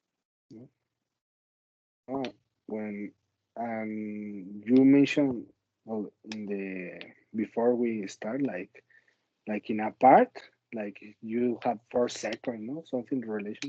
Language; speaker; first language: English; non-native, learner; Spanish